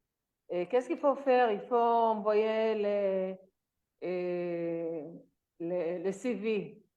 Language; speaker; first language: French; non-native, learner; Hebrew